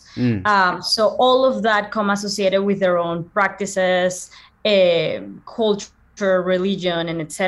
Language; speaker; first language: English; non-native, fluent; Spanish